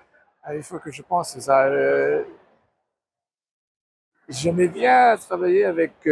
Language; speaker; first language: French; non-native, learner; English